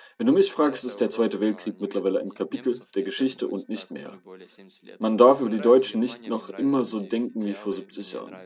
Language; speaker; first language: German; native; German